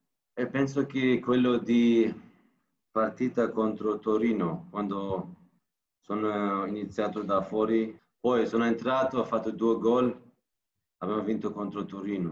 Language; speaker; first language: Italian; non-native, learner; Turkish